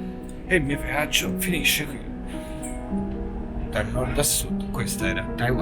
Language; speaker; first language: Italian; native; Italian